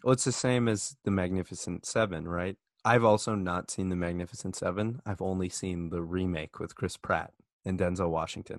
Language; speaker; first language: English; native; English